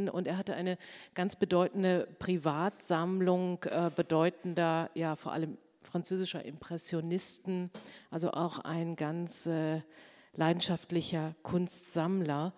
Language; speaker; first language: German; native; German